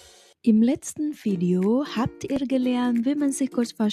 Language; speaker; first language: German; non-native, fluent; Indonesian